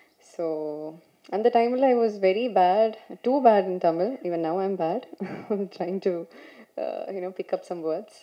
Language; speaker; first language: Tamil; non-native, learner; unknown